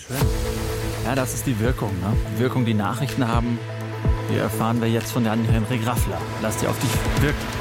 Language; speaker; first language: German; native; German